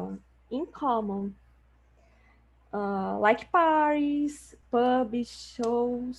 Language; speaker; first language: English; non-native, learner; Portuguese